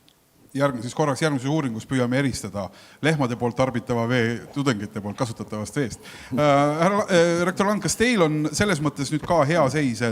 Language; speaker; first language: Estonian; native; Estonian